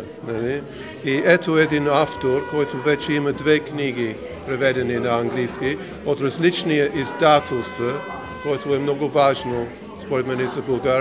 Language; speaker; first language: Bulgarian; non-native, fluent; English